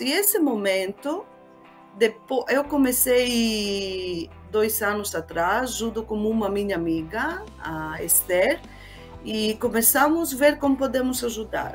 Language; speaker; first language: Portuguese; non-native, fluent; Greek